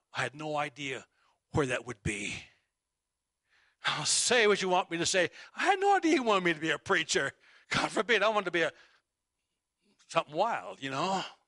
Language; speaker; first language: English; native; English